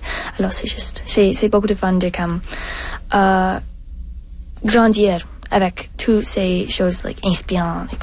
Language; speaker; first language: French; non-native, local second language; English